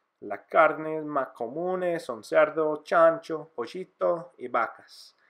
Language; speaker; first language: Spanish; non-native, fluent; English